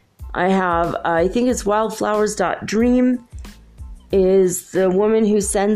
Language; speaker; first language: English; native; English